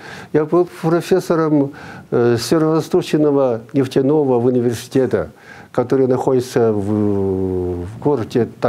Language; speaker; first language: Russian; non-native, fluent; Chinese